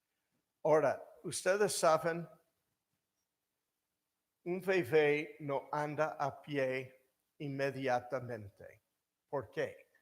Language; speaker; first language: Spanish; non-native, fluent; English